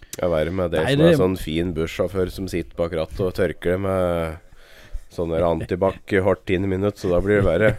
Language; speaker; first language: Norwegian; native; Norwegian